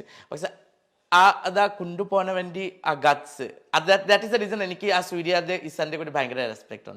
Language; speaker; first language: Malayalam; non-native, fluent; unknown